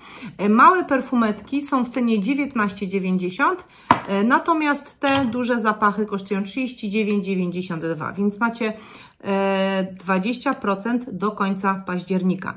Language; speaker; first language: Polish; native; Polish